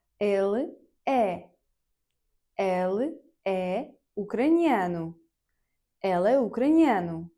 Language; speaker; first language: Portuguese; non-native, fluent; Ukrainian